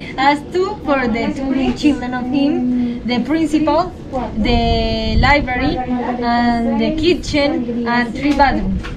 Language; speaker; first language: English; non-native, fluent; Spanish